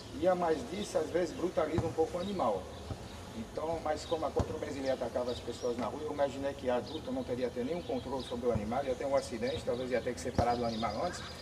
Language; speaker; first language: Portuguese; non-native, fluent; French